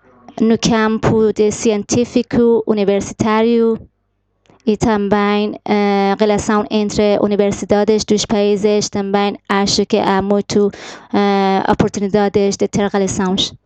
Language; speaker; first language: Portuguese; non-native, fluent; Persian